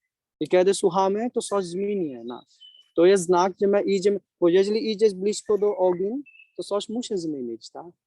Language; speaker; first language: Polish; non-native, learner; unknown